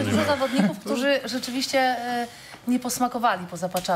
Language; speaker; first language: Polish; native; Polish